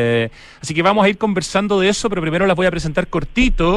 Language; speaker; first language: Spanish; native; Spanish